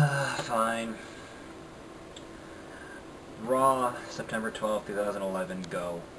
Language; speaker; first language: English; native; English